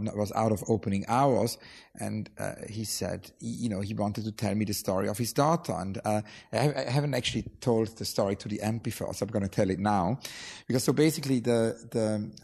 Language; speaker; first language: English; non-native, fluent; German